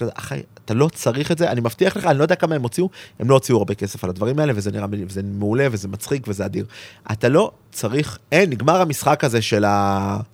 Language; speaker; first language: Hebrew; native; Hebrew